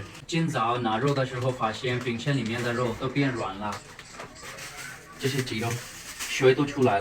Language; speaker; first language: Chinese; non-native, fluent; Punjabi